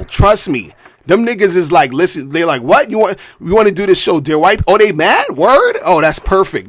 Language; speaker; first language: English; native; English